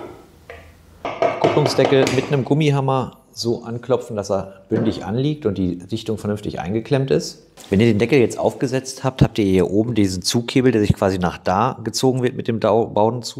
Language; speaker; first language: German; native; German